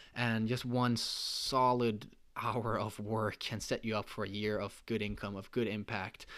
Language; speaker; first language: English; non-native, fluent; Swedish